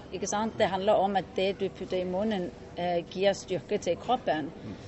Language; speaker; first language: Norwegian; native; Norwegian